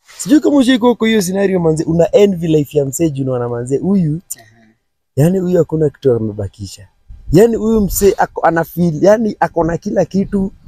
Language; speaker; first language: Swahili; native; Swahili